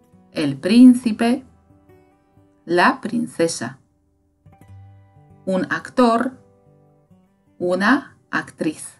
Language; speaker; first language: Spanish; non-native, fluent; Slovak